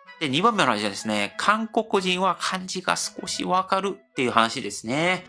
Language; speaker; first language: Japanese; non-native, fluent; Korean